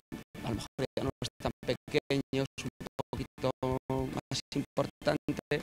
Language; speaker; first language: Spanish; native; Spanish